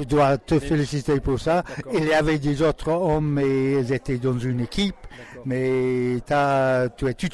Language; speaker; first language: French; non-native, learner; English